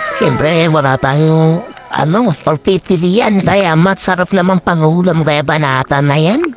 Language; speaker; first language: Filipino; non-native, local second language; Waray